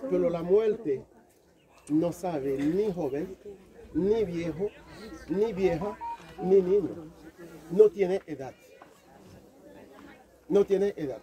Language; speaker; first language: Spanish; non-native, learner; Haitian Creole